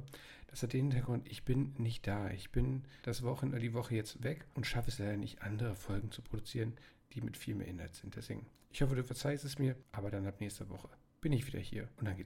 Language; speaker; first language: German; native; German